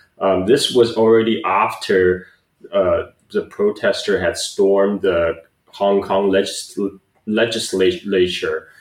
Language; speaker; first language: English; non-native, fluent; Chinese